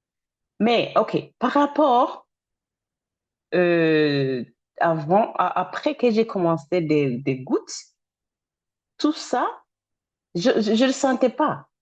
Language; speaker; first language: French; non-native, fluent; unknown